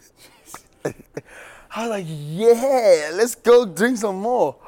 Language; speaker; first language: English; non-native, local second language; Xhosa